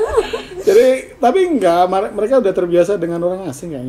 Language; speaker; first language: Indonesian; native; Indonesian